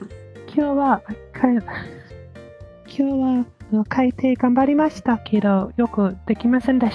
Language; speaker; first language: Japanese; non-native, learner; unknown